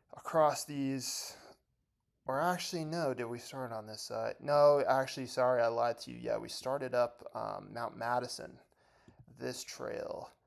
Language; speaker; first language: English; native; English